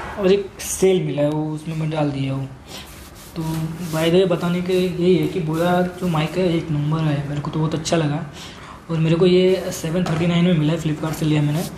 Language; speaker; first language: Hindi; non-native, local second language; Marathi